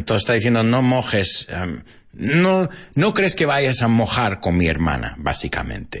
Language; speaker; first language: Spanish; non-native, fluent; English